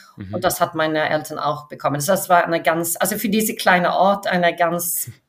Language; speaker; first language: German; non-native, fluent; Swedish